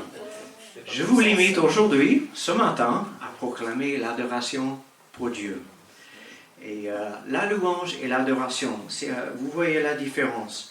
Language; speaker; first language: French; native; French